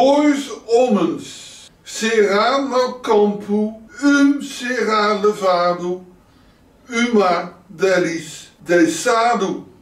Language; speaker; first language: Portuguese; non-native, learner; Dutch